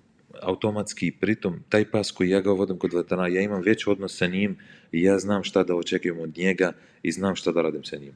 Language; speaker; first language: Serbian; non-native, learner; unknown